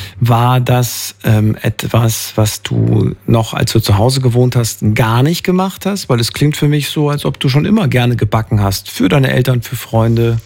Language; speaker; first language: German; native; German